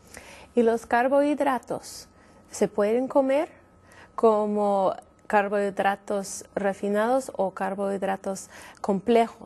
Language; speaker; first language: Spanish; non-native, fluent; English